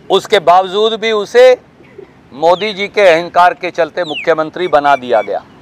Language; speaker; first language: Hindi; native; Hindi